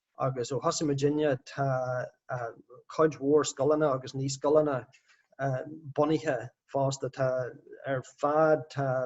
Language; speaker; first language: Irish; non-native, local second language; English